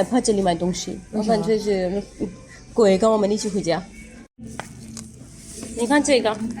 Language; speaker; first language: Chinese; non-native, learner; Urdu